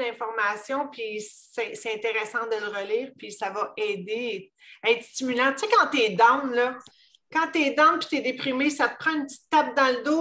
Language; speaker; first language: French; native; French